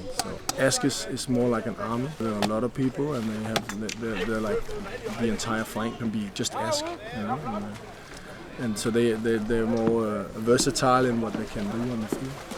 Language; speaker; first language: English; non-native, fluent; Danish